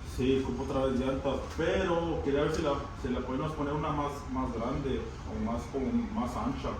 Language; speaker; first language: Spanish; early bilingual, other home language; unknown